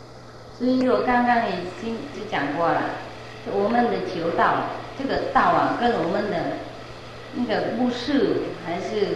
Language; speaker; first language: Chinese; non-native, fluent; Vietnamese